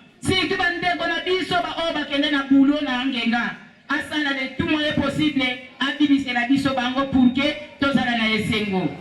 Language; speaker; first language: Lingala; non-native, local second language; Kongo